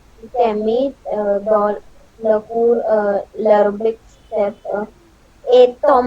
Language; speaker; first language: French; non-native, learner; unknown